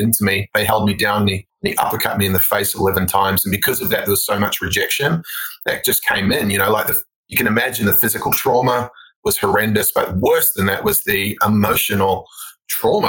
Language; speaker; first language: English; native; English